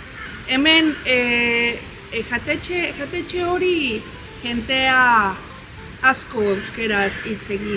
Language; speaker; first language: Basque; non-native, learner; Spanish